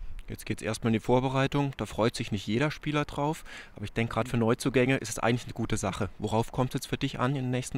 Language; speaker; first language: German; native; German